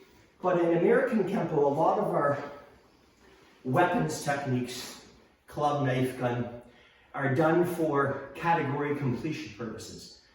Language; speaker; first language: English; native; English